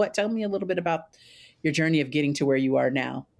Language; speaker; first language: English; native; English